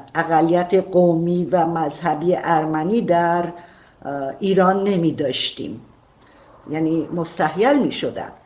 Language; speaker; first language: Persian; non-native, local second language; Armenian